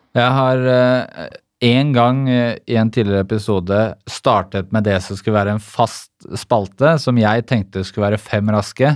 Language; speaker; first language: Norwegian; native; Norwegian